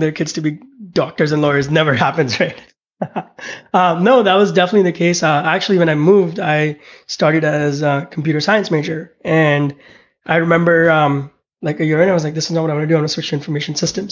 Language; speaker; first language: English; non-native, local second language; Hindi